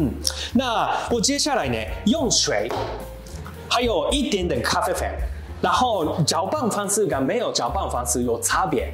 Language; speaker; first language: Chinese; non-native, learner; Japanese